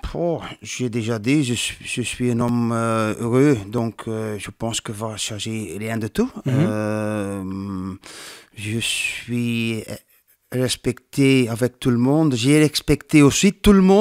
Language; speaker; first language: French; non-native, learner; Dutch